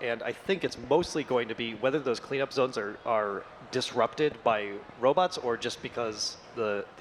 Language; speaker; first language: English; native; English